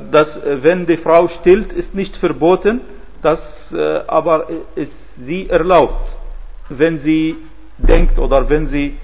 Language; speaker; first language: German; non-native, fluent; Arabic